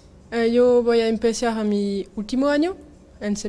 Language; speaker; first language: Spanish; non-native, learner; French